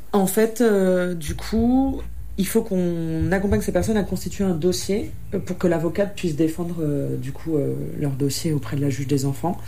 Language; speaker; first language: French; native; French